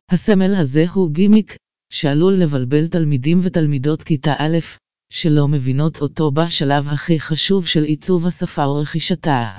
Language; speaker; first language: Hebrew; native; Hebrew